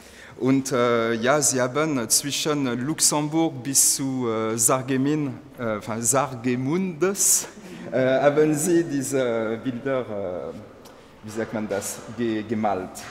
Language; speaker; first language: German; non-native, learner; French